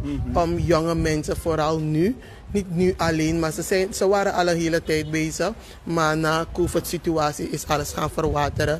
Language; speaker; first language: Dutch; native; Dutch